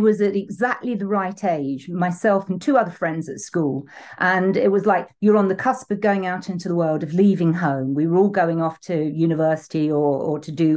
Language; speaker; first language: English; native; English